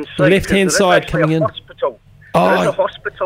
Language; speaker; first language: English; native; English